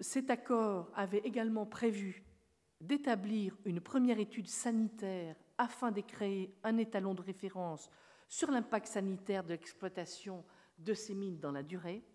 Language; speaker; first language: French; native; French